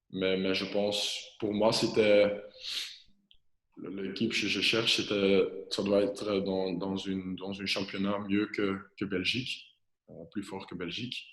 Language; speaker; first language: French; non-native, local second language; Dutch